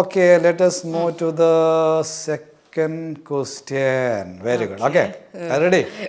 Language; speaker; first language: English; non-native, local second language; Malayalam